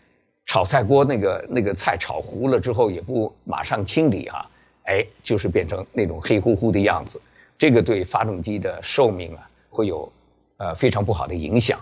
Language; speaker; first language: Chinese; native; Chinese